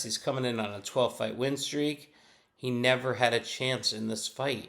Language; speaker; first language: English; native; English